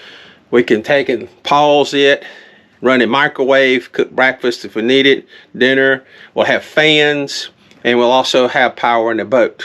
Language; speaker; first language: English; native; English